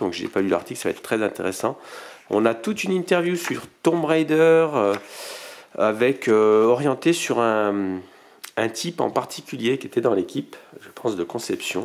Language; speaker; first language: French; native; French